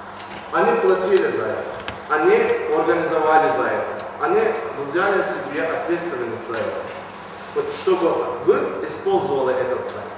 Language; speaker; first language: Russian; non-native, learner; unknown